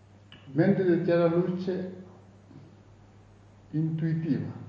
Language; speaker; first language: Italian; non-native, fluent; Tibetan